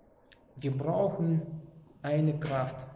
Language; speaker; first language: German; non-native, fluent; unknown